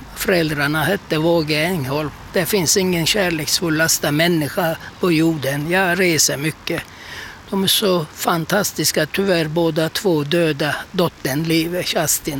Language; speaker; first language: Swedish; non-native, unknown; Turkish